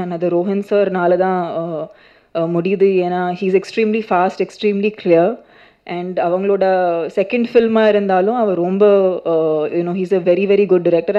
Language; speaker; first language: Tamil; non-native, fluent; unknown